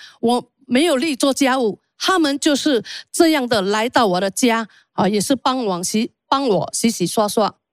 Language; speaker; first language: Chinese; early bilingual, heritage; Chinese